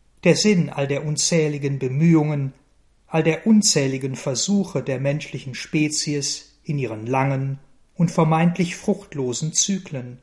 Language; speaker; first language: German; native; German